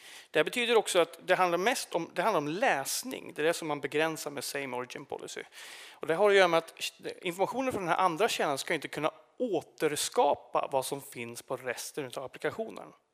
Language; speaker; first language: Swedish; native; Swedish